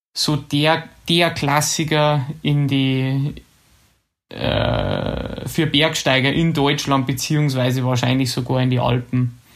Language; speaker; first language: German; native; German